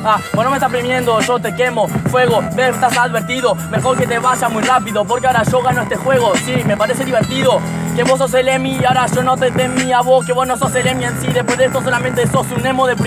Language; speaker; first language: Spanish; native; Spanish